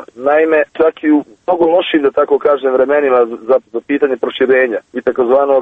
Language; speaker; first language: Serbian; native; Serbian